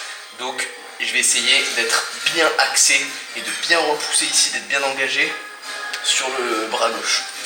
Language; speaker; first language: French; native; French